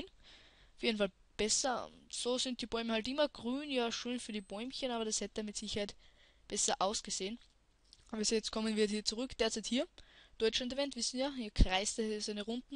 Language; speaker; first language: German; native; German